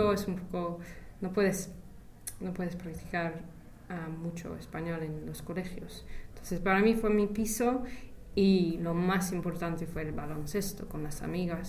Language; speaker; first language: Spanish; non-native, fluent; English